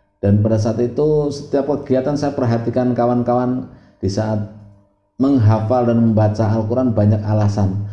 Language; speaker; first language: Indonesian; non-native, local second language; Javanese